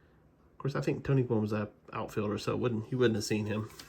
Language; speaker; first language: English; native; English